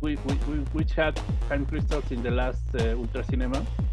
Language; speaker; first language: English; non-native, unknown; Spanish